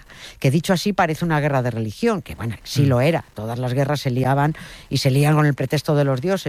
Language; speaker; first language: Spanish; native; Spanish